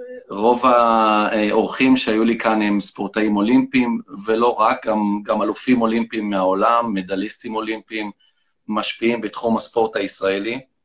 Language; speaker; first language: Hebrew; native; Hebrew